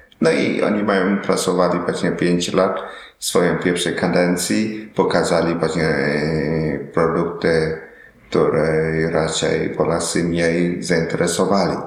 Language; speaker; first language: Polish; non-native, learner; Vietnamese